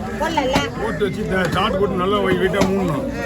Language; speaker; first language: Tamil; native; Tamil